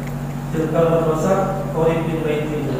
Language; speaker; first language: Arabic; non-native, learner; Indonesian